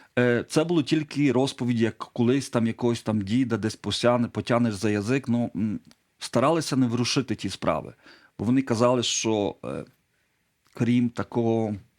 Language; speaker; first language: Ukrainian; non-native, local second language; Polish